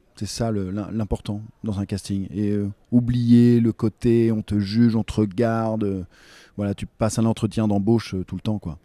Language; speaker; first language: French; native; French